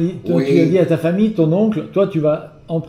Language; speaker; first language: French; native; French